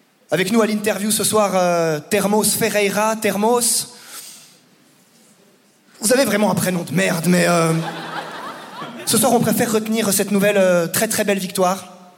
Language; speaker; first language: French; native; French